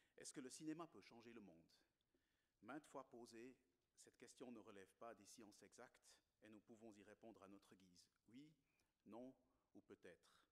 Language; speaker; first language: French; native; French